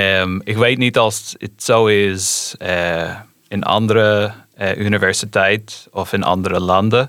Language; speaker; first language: Dutch; non-native, fluent; English